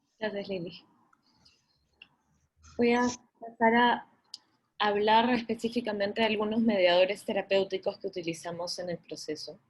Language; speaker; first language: Spanish; native; Spanish